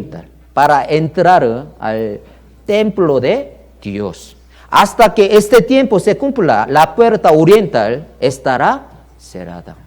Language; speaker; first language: Spanish; non-native, learner; Korean